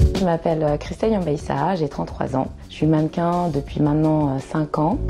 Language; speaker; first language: French; early bilingual, other home language; Kinyarwanda